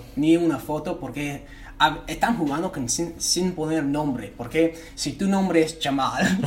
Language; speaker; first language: Spanish; non-native, fluent; English